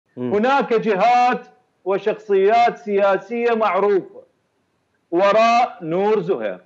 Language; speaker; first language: Arabic; native; Arabic